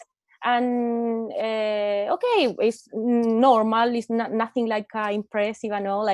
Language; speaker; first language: English; non-native, learner; Spanish